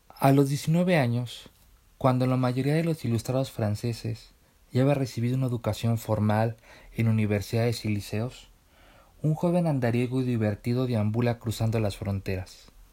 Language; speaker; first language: Spanish; native; Spanish